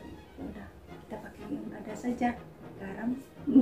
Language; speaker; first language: Indonesian; non-native, fluent; Russian